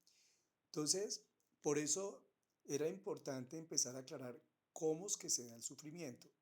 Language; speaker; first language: Spanish; native; Spanish